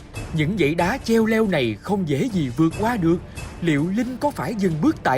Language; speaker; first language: Vietnamese; native; Vietnamese